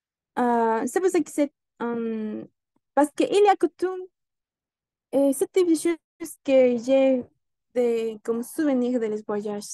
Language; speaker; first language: French; non-native, learner; Spanish